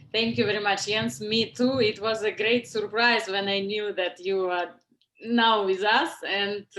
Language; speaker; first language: English; non-native, fluent; Russian